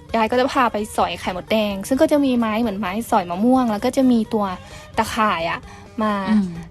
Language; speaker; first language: Thai; native; Thai